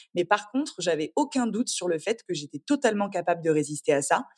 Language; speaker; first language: French; native; French